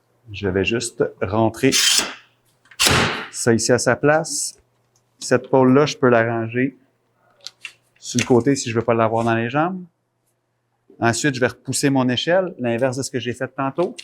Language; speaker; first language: French; native; French